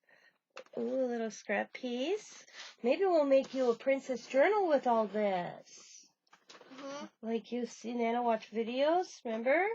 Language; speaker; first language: English; native; English